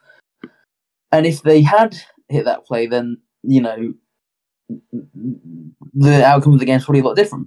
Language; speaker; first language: English; native; English